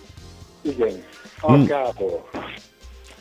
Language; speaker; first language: Hungarian; non-native, learner; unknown